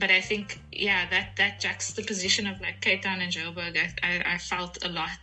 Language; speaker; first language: English; native; English